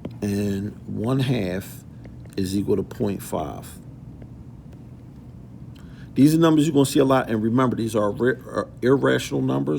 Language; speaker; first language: English; native; English